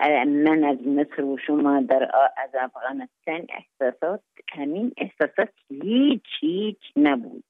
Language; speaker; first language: Persian; non-native, fluent; Arabic